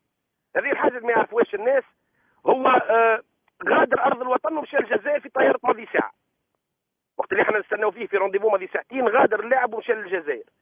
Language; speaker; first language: Arabic; native; Arabic